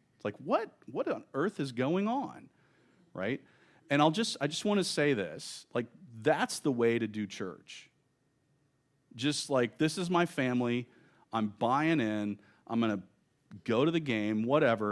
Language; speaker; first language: English; native; English